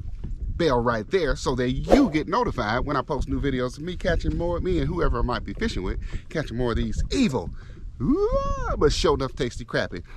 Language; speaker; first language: English; native; English